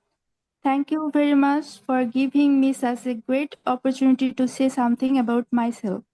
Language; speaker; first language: English; non-native, local second language; Bangla